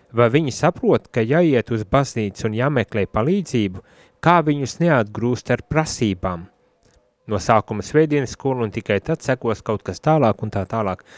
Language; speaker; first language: Latvian; native; Latvian